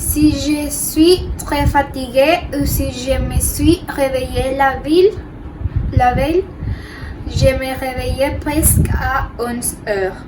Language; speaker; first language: French; non-native, learner; Spanish